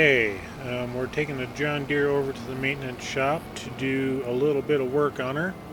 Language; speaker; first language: English; native; English